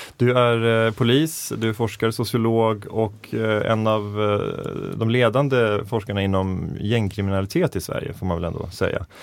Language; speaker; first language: Swedish; native; Swedish